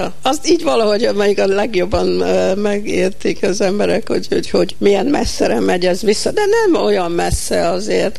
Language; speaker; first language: Hungarian; early bilingual, heritage; Hungarian